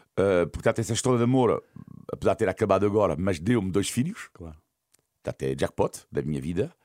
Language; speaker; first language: Portuguese; non-native, fluent; French